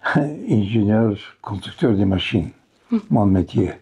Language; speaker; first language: French; non-native, fluent; Bulgarian